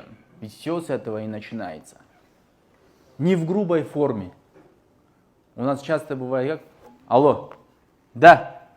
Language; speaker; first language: Russian; non-native, local second language; Kyrgyz